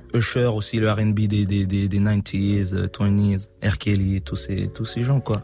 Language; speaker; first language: French; native; French